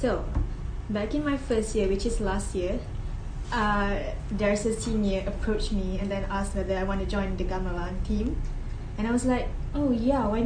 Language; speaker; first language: English; non-native, local second language; Malay